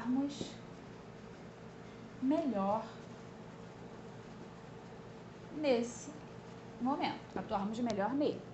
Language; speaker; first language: Portuguese; native; Portuguese